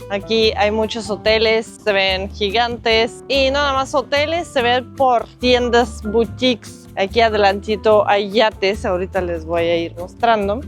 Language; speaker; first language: Spanish; non-native, fluent; Russian